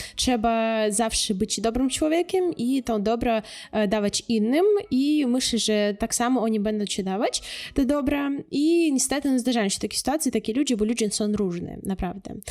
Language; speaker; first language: Polish; non-native, fluent; Russian